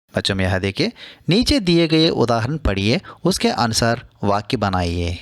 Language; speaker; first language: Hindi; non-native, local second language; Telugu